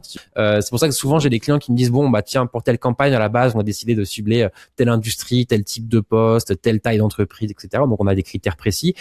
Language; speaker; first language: French; native; French